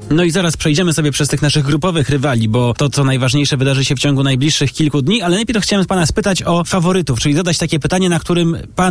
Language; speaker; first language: Polish; native; Polish